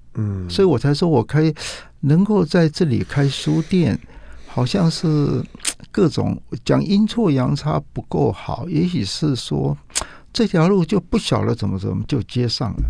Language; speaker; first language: Chinese; native; Chinese